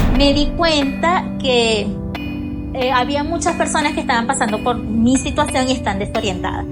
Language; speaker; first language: Spanish; native; Spanish